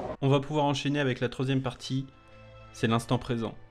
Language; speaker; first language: French; native; French